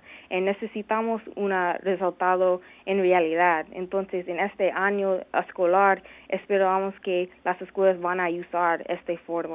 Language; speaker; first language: Spanish; non-native, learner; English